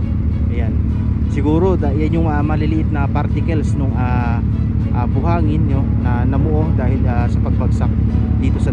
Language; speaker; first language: Filipino; native; Filipino